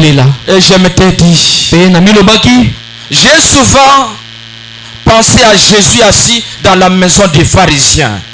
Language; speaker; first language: French; non-native, local second language; Lingala